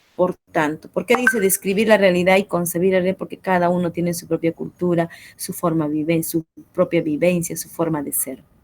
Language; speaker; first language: Spanish; non-native, local second language; Quechua